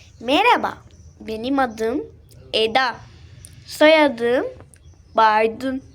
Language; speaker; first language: Turkish; early bilingual, other home language; Arabic